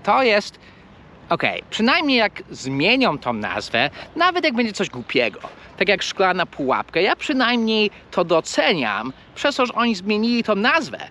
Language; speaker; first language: Polish; non-native, fluent; English